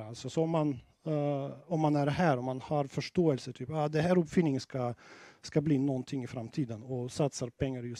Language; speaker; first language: Swedish; non-native, fluent; Russian